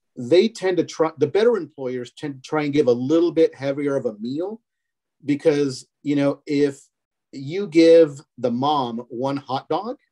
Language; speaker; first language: English; early bilingual, other home language; Spanish